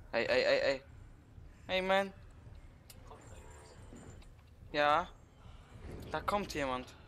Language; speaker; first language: German; early bilingual, other home language; Polish